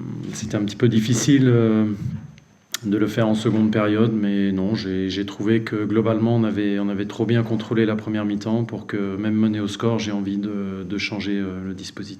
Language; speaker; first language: French; native; French